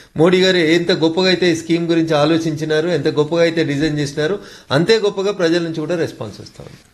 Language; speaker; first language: Telugu; native; Telugu